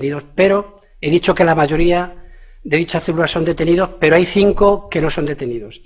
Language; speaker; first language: Spanish; native; Spanish